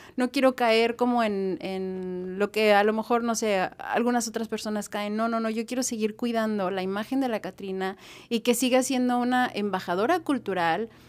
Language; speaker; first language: Spanish; native; Spanish